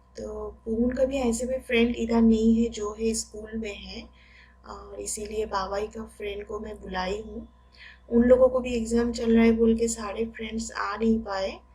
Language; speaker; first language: Hindi; non-native, local second language; Bangla